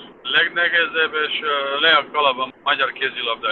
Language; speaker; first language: Hungarian; non-native, fluent; Serbian